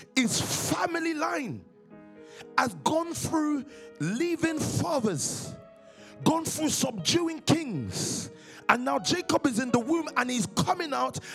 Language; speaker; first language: English; native; English